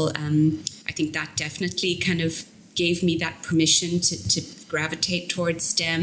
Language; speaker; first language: English; native; English